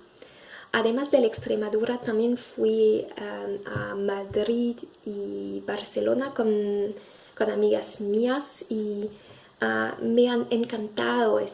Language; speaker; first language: Spanish; non-native, fluent; French